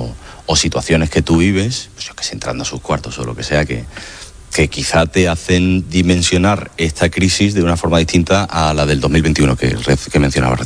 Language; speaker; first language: Spanish; native; Spanish